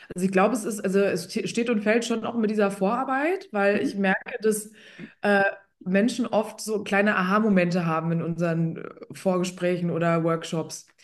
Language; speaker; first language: German; early bilingual, other home language; Polish